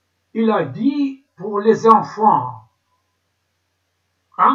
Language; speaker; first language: French; non-native, learner; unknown